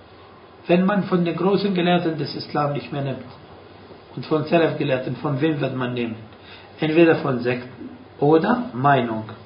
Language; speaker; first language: German; non-native, fluent; Arabic